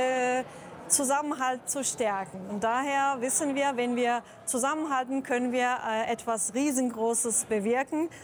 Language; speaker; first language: German; native; German